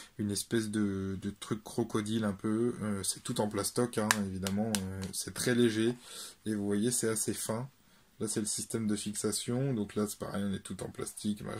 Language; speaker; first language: French; native; French